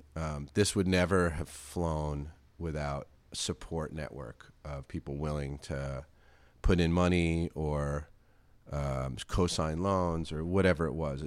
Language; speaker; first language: English; native; English